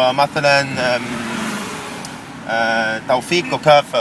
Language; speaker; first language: Arabic; non-native, learner; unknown